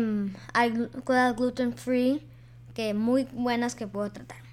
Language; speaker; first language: Spanish; early bilingual, heritage; Spanish